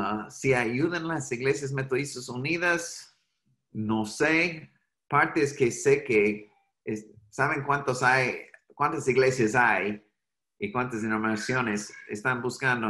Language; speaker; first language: Spanish; non-native, fluent; English